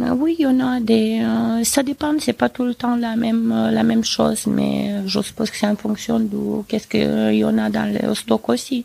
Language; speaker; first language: French; non-native, fluent; Romanian